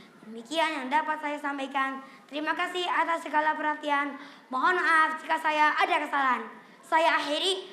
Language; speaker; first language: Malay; non-native, local second language; Javanese